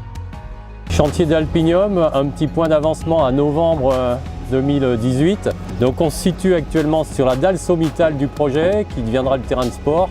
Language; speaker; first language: French; native; French